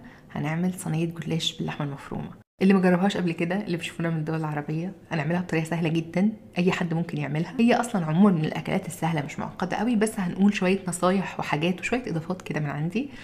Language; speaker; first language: Arabic; native; Arabic